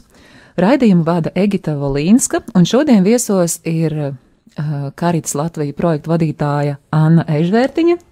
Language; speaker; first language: Latvian; native; Latvian